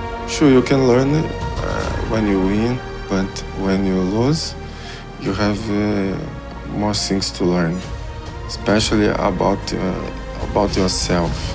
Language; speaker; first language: English; non-native, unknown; Portuguese